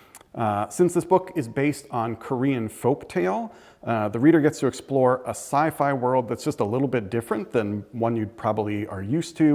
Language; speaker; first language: English; native; English